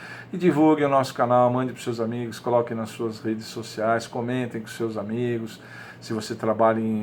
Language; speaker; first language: Portuguese; native; Portuguese